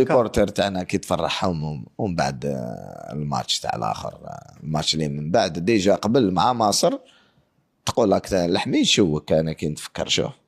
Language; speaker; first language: Arabic; native; Arabic